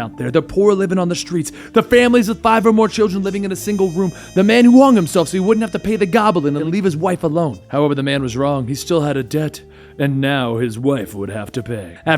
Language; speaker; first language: English; native; English